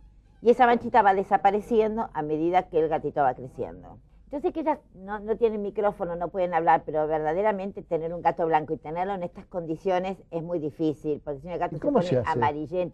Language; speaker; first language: Spanish; native; Spanish